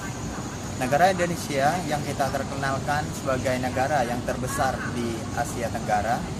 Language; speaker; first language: Indonesian; non-native, learner; Thai